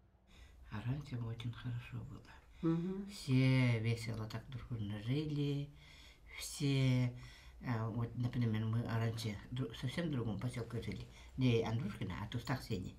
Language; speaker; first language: Russian; non-native, local second language; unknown